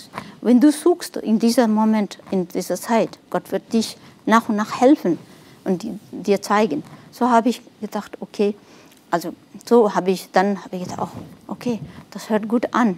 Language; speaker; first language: German; non-native, fluent; Nepali